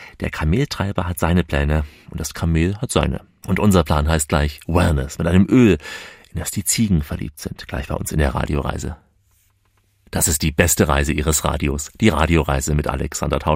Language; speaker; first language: German; native; German